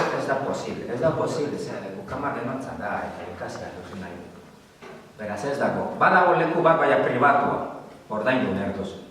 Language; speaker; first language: Basque; non-native, fluent; Spanish